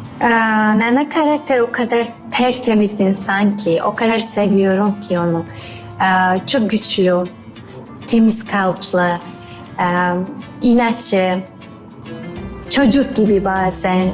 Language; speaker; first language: Turkish; non-native, learner; Georgian